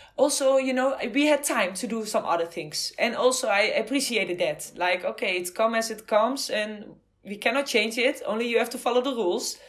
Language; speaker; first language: English; non-native, fluent; Dutch